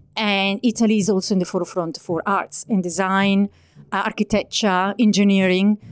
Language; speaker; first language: English; non-native, fluent; Italian